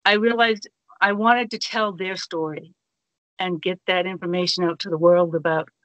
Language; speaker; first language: English; native; English